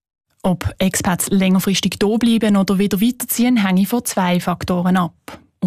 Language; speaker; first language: German; native; German